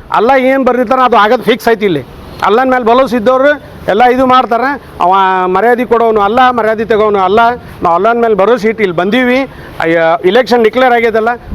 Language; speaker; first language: Kannada; non-native, local second language; Urdu